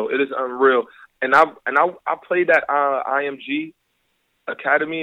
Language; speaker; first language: English; native; English